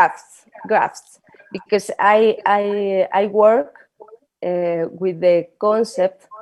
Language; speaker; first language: English; non-native, learner; Spanish